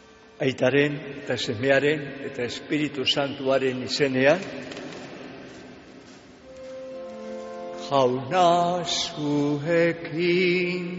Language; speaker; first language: Basque; native; Basque